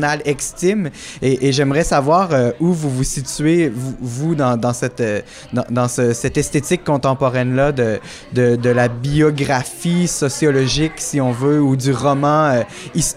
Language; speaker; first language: French; native; French